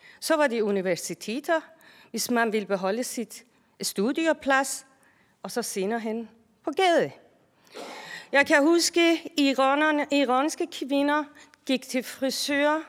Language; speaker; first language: Danish; non-native, fluent; Persian